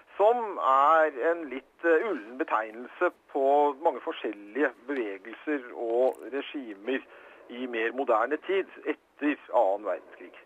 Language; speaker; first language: Norwegian; native; Norwegian